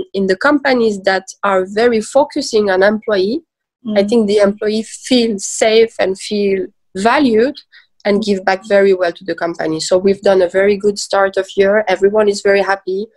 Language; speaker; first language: English; early bilingual, other home language; Persian